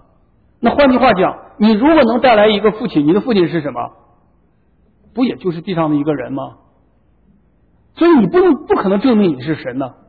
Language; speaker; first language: Chinese; native; Chinese